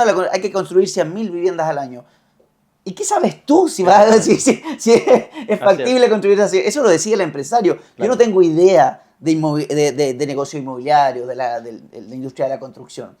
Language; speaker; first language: Spanish; native; Spanish